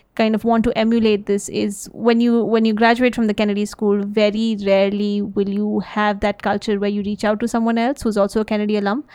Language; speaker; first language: English; native; English